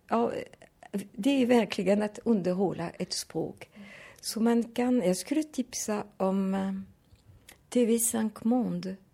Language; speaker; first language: Swedish; non-native, fluent; French